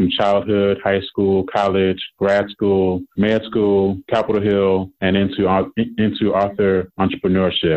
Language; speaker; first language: English; native; English